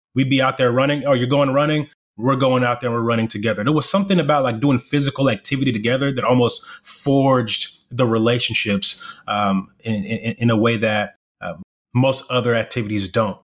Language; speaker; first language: English; early bilingual, other home language; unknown